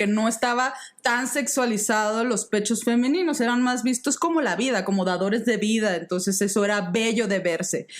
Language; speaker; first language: Spanish; native; Spanish